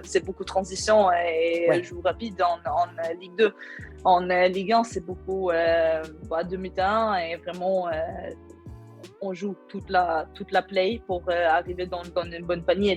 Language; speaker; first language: French; non-native, learner; Swedish